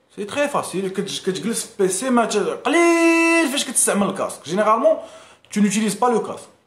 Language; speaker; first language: French; non-native, local second language; Arabic